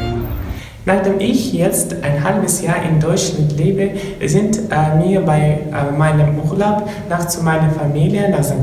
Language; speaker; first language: German; non-native, learner; Russian